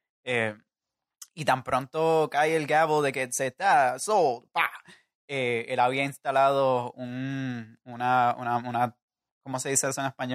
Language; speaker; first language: Spanish; native; Spanish